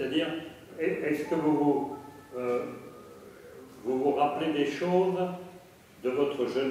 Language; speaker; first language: French; native; French